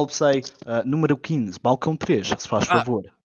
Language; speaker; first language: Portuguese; non-native, fluent; English